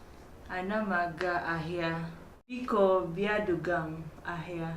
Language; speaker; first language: Igbo; non-native, learner; Filipino